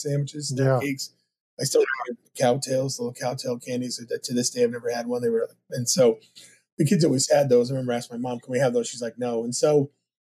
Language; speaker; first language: English; native; English